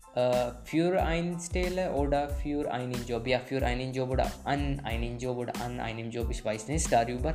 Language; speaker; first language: German; non-native, learner; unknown